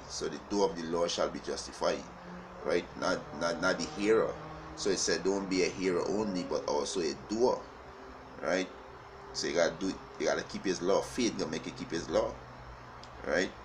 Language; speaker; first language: English; native; English